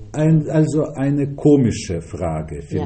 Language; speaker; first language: German; non-native, fluent; Russian